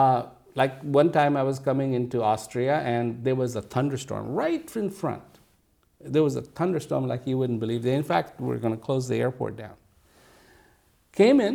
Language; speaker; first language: English; non-native, local second language; Hindi